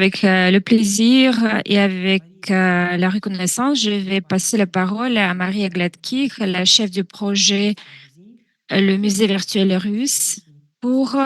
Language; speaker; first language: French; non-native, fluent; Russian